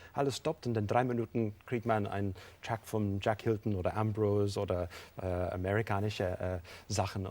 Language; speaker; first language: German; non-native, fluent; English